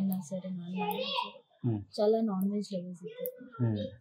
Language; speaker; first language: Telugu; non-native, local second language; Kannada